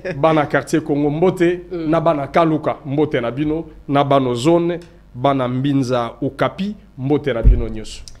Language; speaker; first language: Lingala; native; Lingala